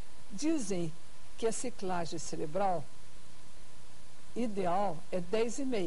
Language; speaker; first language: Portuguese; native; Portuguese